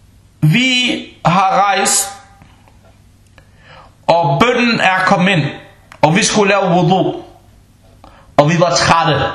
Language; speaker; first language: Danish; early bilingual, other home language; Arabic